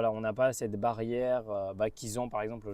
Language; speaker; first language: French; native; French